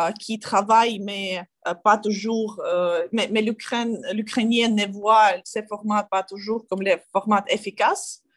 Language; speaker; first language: French; non-native, learner; Ukrainian